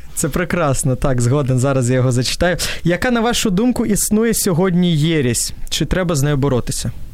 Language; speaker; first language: Ukrainian; native; Ukrainian